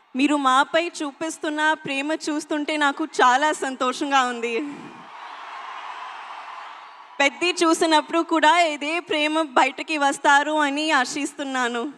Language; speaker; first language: Telugu; non-native, learner; Hindi